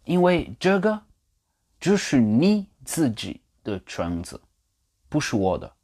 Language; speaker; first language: Chinese; non-native, learner; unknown